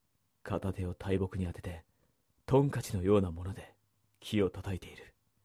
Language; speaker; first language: Japanese; native; Japanese